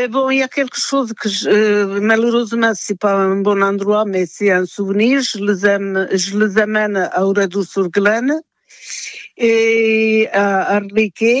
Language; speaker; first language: French; non-native, fluent; Portuguese